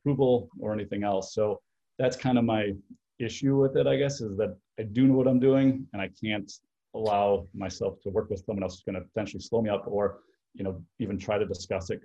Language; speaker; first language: English; native; English